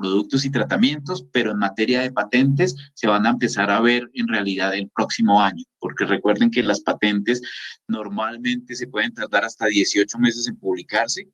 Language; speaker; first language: Spanish; native; Spanish